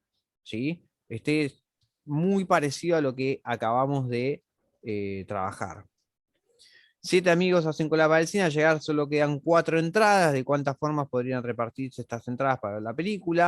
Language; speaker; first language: Spanish; native; Spanish